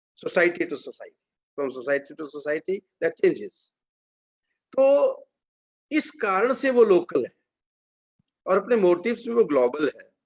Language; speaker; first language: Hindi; native; Hindi